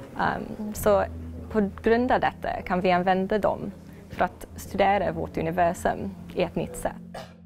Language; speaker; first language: Swedish; non-native, fluent; English